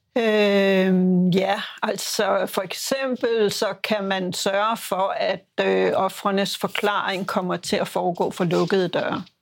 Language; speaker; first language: Danish; native; Danish